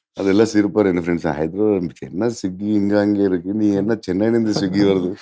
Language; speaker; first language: Tamil; non-native, local second language; Telugu